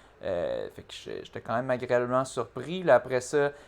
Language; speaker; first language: French; native; French